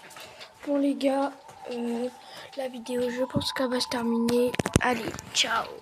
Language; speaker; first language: French; native; French